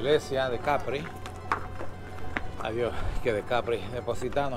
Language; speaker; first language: Spanish; native; Spanish